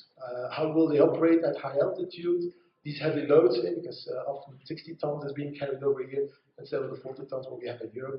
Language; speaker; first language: English; non-native, fluent; Dutch